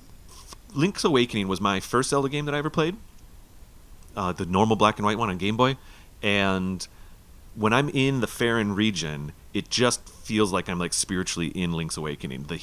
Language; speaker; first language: English; native; English